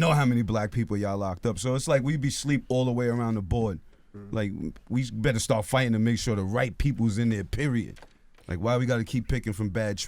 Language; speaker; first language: English; native; English